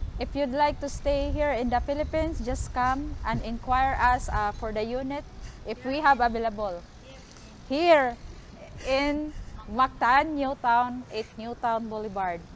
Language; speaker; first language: English; non-native, local second language; Cebuano